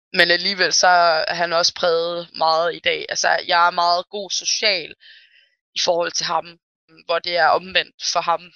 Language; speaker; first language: Danish; early bilingual, other home language; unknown